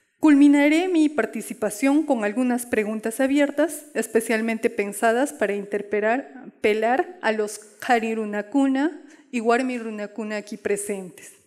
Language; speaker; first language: Spanish; non-native, local second language; Quechua